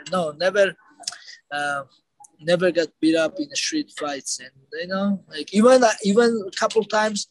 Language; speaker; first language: English; non-native, learner; Georgian